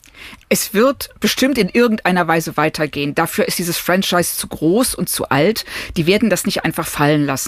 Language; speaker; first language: German; native; German